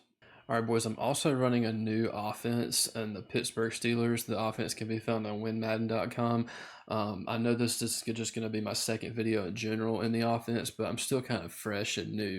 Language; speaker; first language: English; native; English